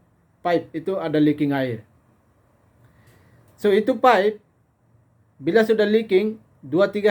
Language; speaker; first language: Indonesian; non-native, fluent; Bangla